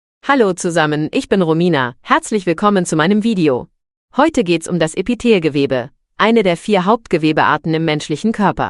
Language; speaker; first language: German; native; German